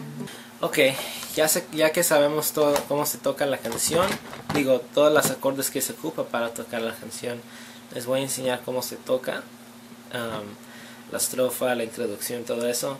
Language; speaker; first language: Spanish; early bilingual, heritage; Spanish